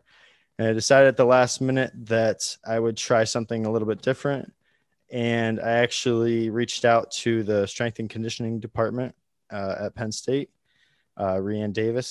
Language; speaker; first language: English; native; English